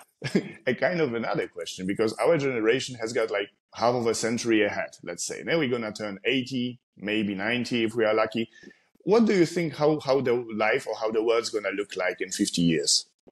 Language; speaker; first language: English; non-native, fluent; Polish